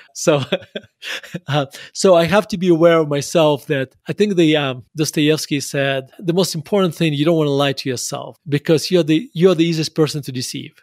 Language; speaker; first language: English; non-native, fluent; Russian